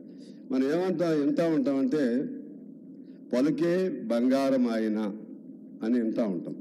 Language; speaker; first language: Telugu; native; Telugu